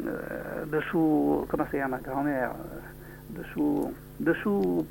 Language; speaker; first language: Spanish; non-native, learner; French